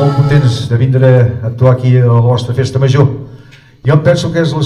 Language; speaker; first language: Catalan; native; Catalan